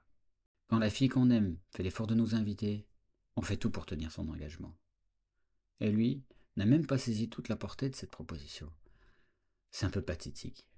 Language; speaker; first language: French; native; French